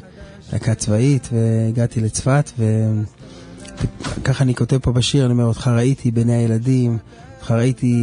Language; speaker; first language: Hebrew; native; Hebrew